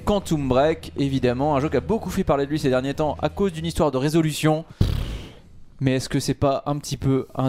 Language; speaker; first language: French; native; French